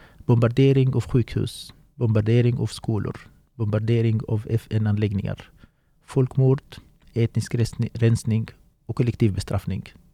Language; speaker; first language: Swedish; early bilingual, other home language; Arabic